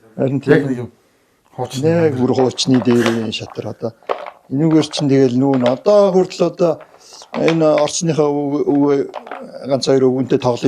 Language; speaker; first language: Mongolian; native; Mongolian